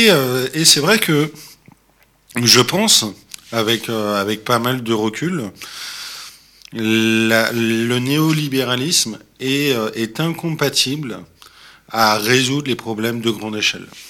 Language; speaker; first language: French; native; French